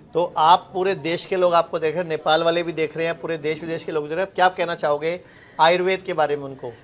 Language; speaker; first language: Hindi; native; Hindi